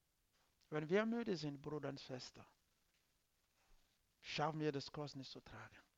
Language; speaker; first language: German; non-native, learner; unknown